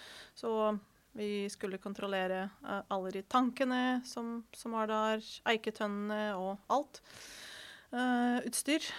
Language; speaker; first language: Norwegian; non-native, fluent; Ukrainian